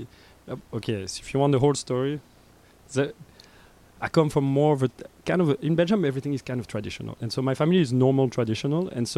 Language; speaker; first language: English; non-native, fluent; French